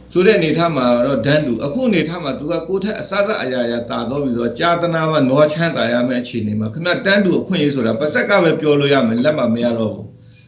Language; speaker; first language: Burmese; non-native, local second language; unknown